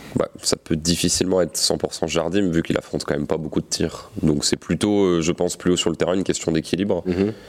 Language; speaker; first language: French; native; French